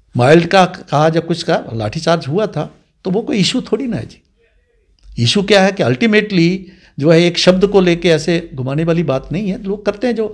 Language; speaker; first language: Hindi; non-native, local second language; Dogri